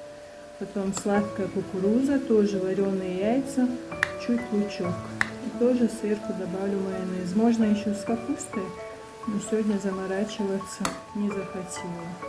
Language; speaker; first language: Russian; non-native, local second language; Chechen